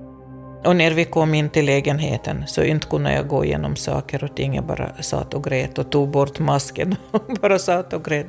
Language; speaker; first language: Swedish; non-native, fluent; Russian